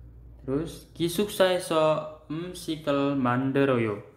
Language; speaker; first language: Korean; non-native, fluent; Indonesian